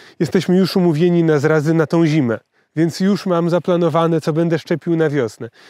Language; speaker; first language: Polish; native; Polish